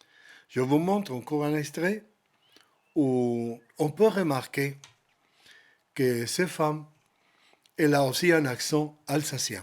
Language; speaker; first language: French; non-native, learner; Spanish